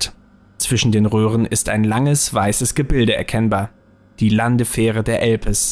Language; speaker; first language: German; native; German